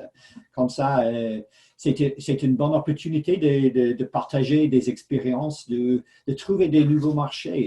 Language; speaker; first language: French; non-native, fluent; English